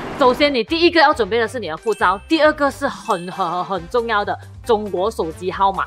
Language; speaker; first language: Chinese; native; Chinese